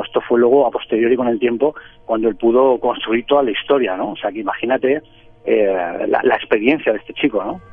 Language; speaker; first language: Spanish; native; Spanish